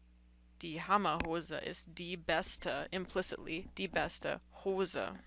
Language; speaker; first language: German; non-native, fluent; English